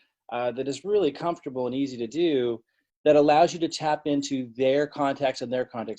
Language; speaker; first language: English; native; English